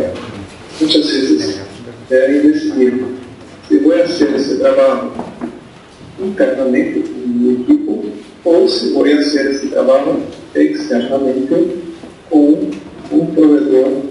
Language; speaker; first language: Spanish; non-native, fluent; Portuguese